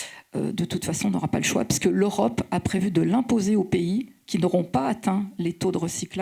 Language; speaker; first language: French; native; French